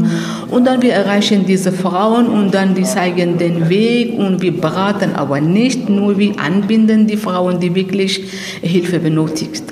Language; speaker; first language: German; non-native, learner; Persian